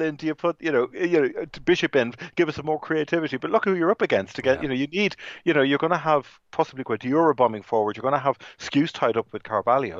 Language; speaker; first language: English; native; English